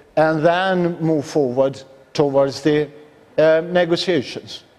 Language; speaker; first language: English; non-native, fluent; Albanian